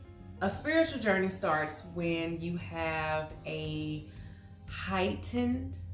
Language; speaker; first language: English; native; English